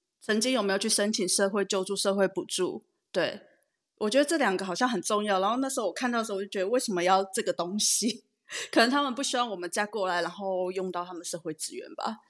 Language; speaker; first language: Chinese; native; Chinese